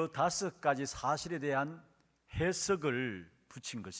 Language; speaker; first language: Korean; native; Korean